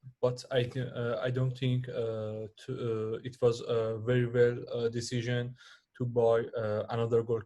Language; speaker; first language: English; non-native, learner; Persian